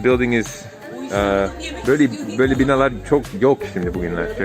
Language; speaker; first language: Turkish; non-native, learner; English